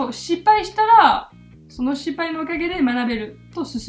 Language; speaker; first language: Japanese; non-native, fluent; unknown